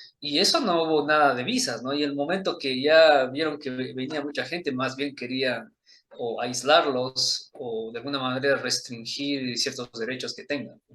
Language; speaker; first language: Spanish; early bilingual, other home language; Chinese